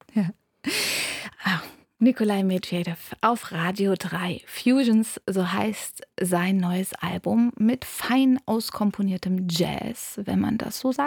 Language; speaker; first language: German; native; German